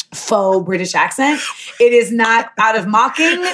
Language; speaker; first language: English; native; English